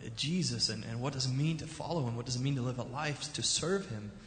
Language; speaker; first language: English; early bilingual, other home language; German